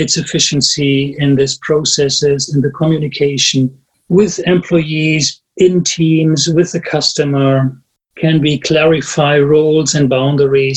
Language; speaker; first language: English; non-native, fluent; German